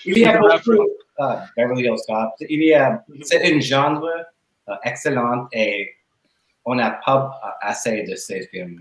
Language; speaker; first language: French; non-native, learner; English